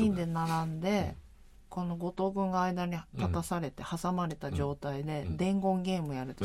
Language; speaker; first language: Japanese; native; Japanese